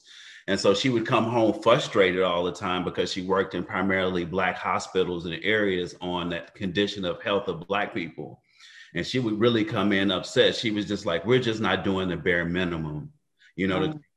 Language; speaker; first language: English; native; English